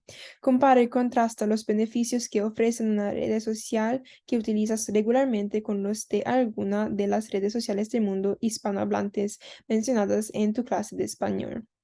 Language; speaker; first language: Spanish; non-native, learner; Korean